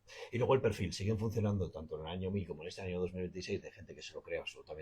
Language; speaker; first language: Spanish; native; Spanish